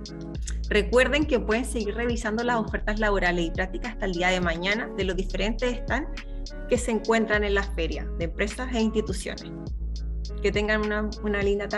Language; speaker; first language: Spanish; native; Spanish